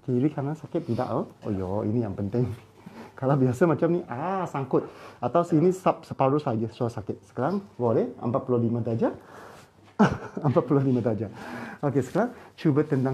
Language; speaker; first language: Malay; non-native, local second language; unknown